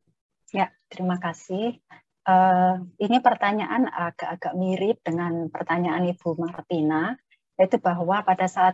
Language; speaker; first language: Indonesian; native; Indonesian